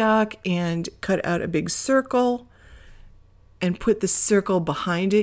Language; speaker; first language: English; native; English